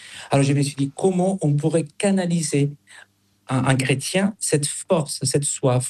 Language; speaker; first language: French; non-native, fluent; Spanish